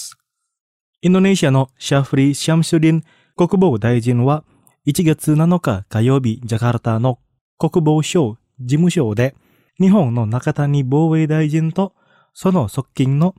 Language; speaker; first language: Japanese; non-native, fluent; Indonesian